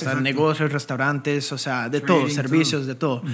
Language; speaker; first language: Spanish; early bilingual, heritage; Spanish